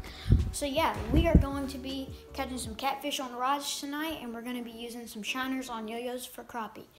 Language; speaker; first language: English; native; English